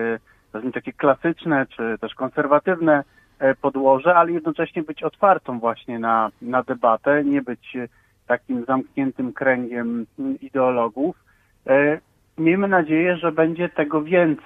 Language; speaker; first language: Polish; native; Polish